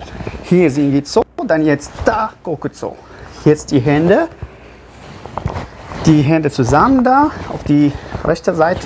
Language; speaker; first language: German; non-native, fluent; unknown